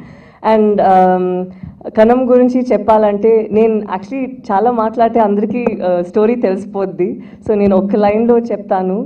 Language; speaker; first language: Telugu; non-native, local second language; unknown